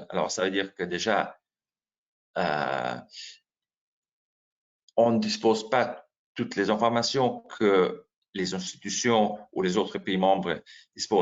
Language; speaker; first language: French; non-native, fluent; Slovenian